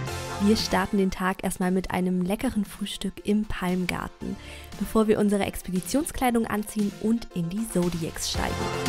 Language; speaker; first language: German; native; German